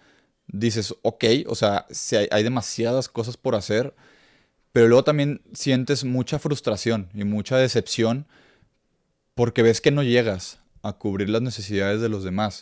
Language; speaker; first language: Spanish; native; Spanish